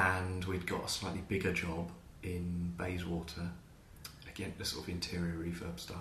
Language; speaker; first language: English; native; English